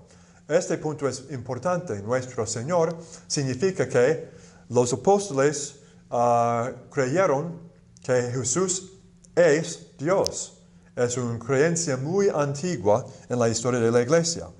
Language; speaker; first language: Spanish; non-native, fluent; English